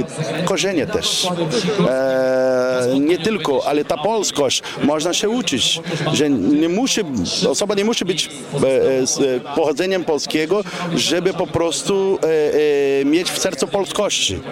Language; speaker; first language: Polish; non-native, fluent; Portuguese